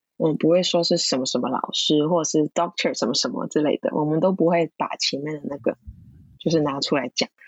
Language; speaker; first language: Chinese; non-native, local second language; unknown